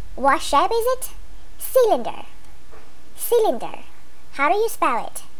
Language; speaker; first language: English; non-native, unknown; Vietnamese